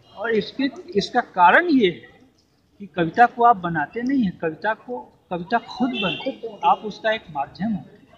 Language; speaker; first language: Hindi; native; Hindi